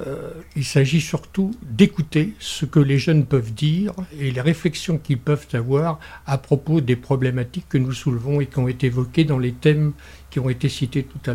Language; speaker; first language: French; native; French